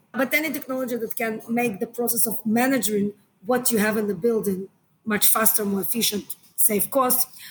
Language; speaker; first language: English; non-native, fluent; Hebrew